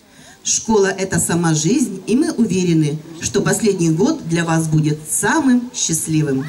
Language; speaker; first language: Russian; native; Russian